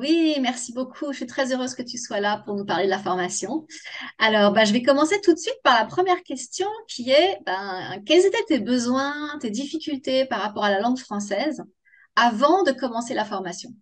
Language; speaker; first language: French; native; French